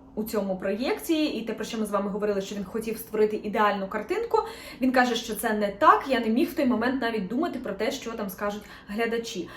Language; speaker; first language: Ukrainian; non-native, local second language; Russian